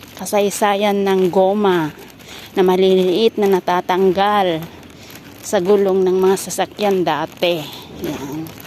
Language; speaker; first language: Filipino; non-native, local second language; Iloko